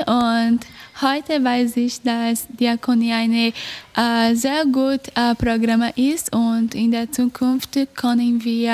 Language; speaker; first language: German; non-native, learner; Portuguese